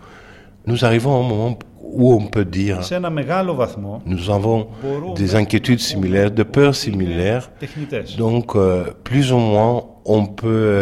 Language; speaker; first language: French; non-native, fluent; Greek